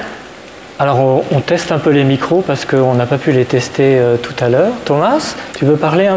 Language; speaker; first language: French; native; French